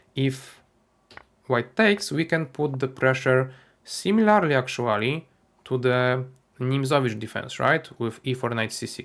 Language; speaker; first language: English; non-native, fluent; Polish